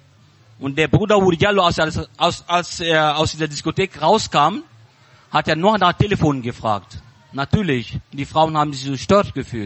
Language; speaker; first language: German; non-native, learner; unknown